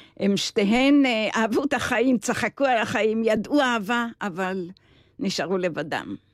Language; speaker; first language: Hebrew; native; Hebrew